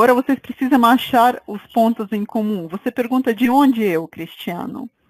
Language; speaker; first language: Portuguese; non-native, fluent; Russian